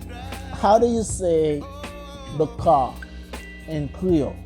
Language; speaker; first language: English; non-native, fluent; Haitian Creole